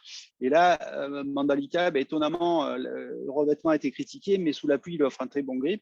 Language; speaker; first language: French; native; French